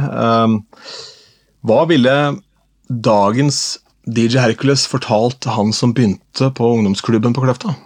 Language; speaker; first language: Norwegian; native; Norwegian